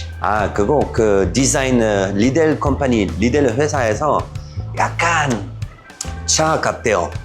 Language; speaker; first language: Korean; non-native, learner; French